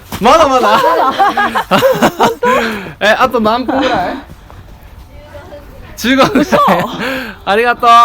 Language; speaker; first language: Japanese; non-native, fluent; Korean